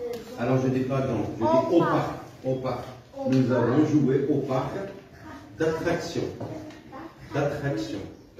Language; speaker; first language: French; non-native, local second language; Arabic